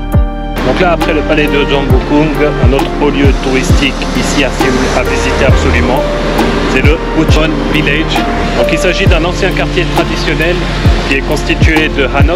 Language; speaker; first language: French; native; French